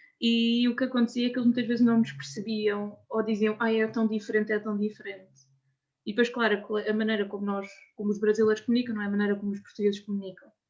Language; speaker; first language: Portuguese; native; Portuguese